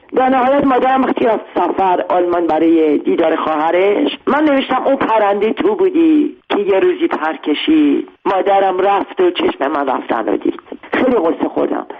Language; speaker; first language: Persian; non-native, local second language; Armenian